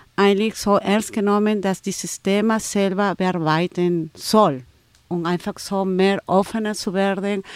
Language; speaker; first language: German; non-native, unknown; Spanish